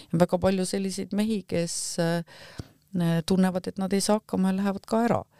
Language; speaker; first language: Estonian; native; Estonian